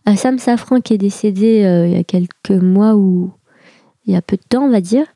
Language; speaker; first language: French; native; French